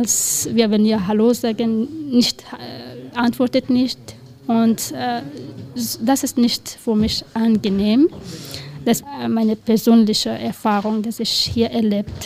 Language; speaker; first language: German; non-native, learner; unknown